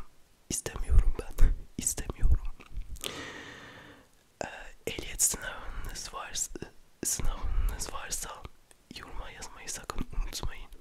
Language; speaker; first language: Turkish; early bilingual, heritage; French